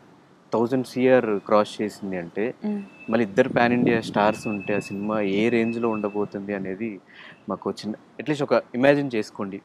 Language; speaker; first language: Telugu; native; Telugu